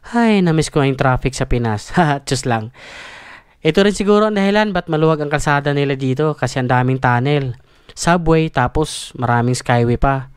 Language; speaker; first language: Filipino; native; Filipino